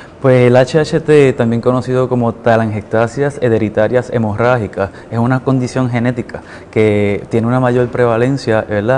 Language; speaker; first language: Spanish; native; Spanish